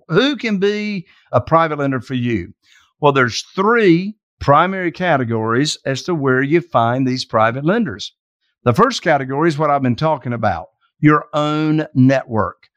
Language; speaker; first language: English; native; English